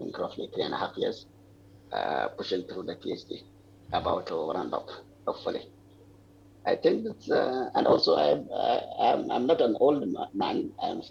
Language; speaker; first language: English; non-native, local second language; Hausa